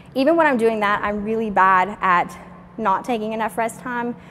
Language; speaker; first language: English; native; English